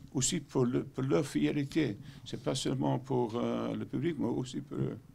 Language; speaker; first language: French; non-native, learner; Dutch